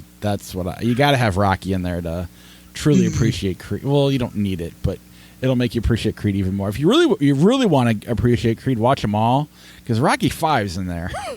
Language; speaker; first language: English; native; English